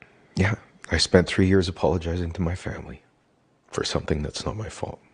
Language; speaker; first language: English; native; English